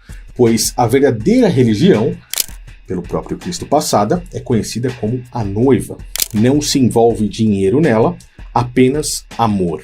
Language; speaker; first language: Portuguese; native; Portuguese